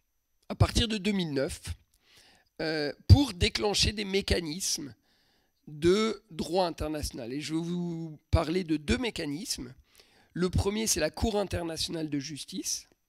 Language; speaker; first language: French; native; French